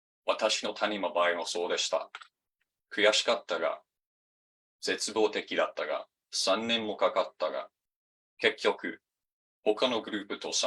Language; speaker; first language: Japanese; non-native, fluent; English